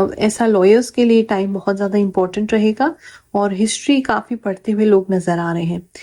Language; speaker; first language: Hindi; native; Hindi